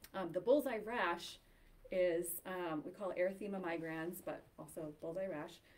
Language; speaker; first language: English; native; English